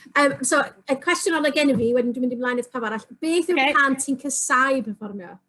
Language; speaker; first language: Welsh; non-native, local second language; English